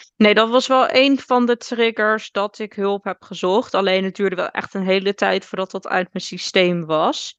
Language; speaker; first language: Dutch; native; Dutch